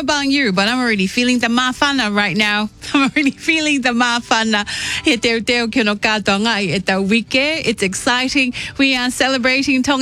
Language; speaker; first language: English; non-native, local second language; Tongan